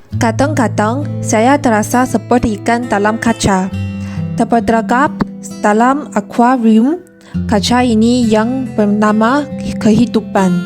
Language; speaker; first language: Malay; non-native, learner; Chinese